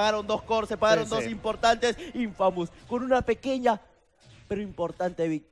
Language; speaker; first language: Spanish; native; Spanish